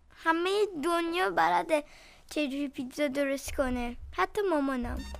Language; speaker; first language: Persian; early bilingual, heritage; Persian